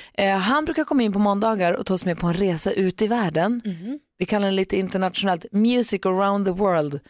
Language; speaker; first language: Swedish; native; Swedish